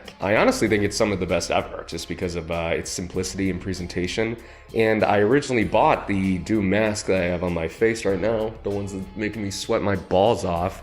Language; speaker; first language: English; native; English